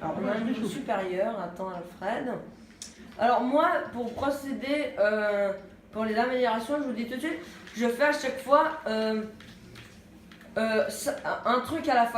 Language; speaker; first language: French; native; French